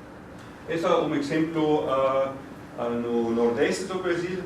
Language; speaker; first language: Portuguese; non-native, fluent; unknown